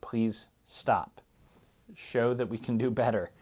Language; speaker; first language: English; native; English